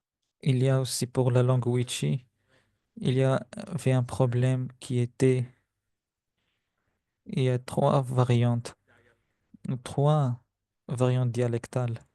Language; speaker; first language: French; non-native, fluent; Spanish